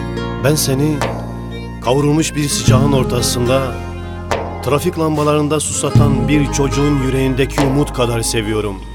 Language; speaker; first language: Turkish; native; Turkish